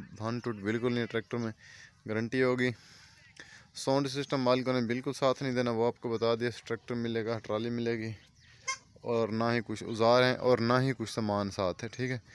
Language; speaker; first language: Urdu; non-native, local second language; Punjabi